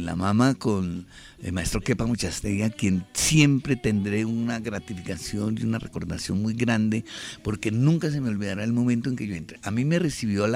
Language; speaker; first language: Spanish; native; Spanish